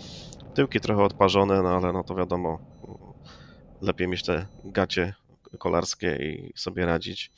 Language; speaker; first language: Polish; native; Polish